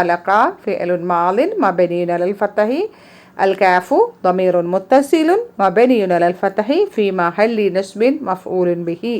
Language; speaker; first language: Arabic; non-native, fluent; Malayalam